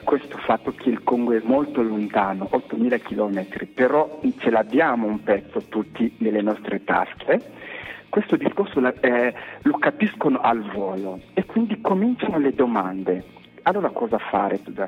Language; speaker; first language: Italian; non-native, fluent; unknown